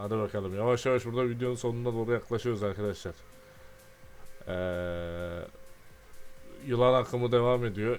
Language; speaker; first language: Turkish; native; Turkish